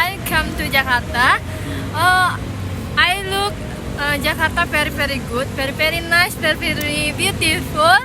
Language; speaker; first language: English; non-native, learner; Indonesian